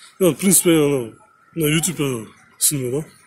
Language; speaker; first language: Russian; non-native, local second language; Kyrgyz